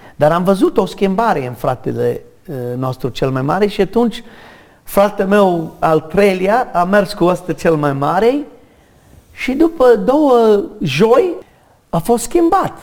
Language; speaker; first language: Romanian; non-native, learner; English